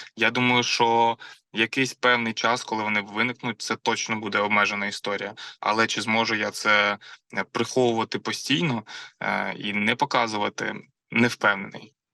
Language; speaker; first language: Ukrainian; non-native, local second language; Russian